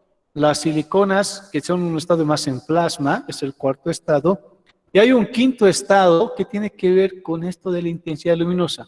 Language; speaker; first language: Spanish; native; Spanish